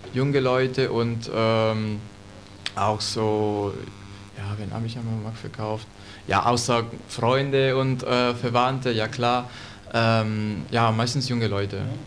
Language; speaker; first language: German; non-native, learner; Italian